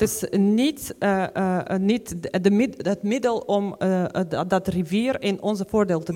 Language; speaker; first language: Dutch; non-native, fluent; Ukrainian